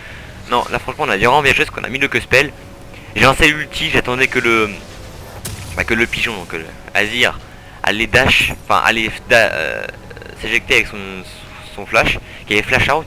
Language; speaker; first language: French; native; French